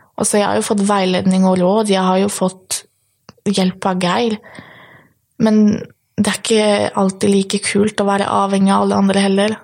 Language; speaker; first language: Norwegian; early bilingual, other home language; Polish